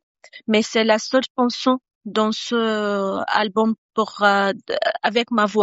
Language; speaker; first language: French; non-native, fluent; Arabic